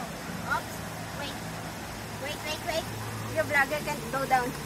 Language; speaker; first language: English; non-native, learner; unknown